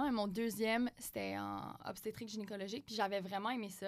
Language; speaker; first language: French; native; French